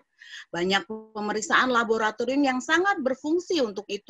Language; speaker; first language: Indonesian; native; Indonesian